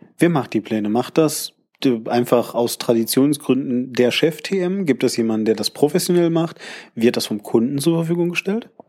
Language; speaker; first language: German; native; German